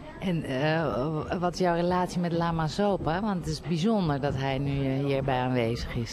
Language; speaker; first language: Dutch; native; Dutch